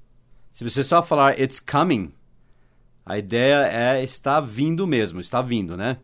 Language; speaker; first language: Portuguese; non-native, fluent; English